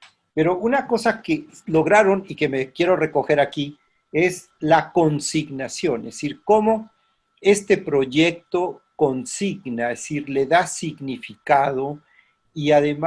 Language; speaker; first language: Spanish; native; Spanish